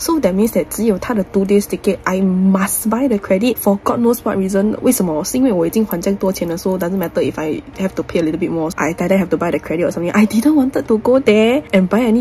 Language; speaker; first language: English; non-native, local second language; Chinese